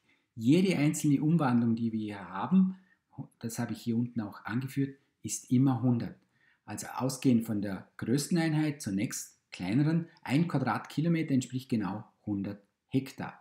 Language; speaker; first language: German; native; German